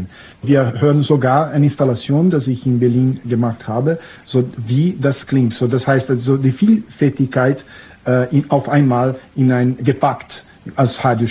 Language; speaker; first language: German; non-native, fluent; Portuguese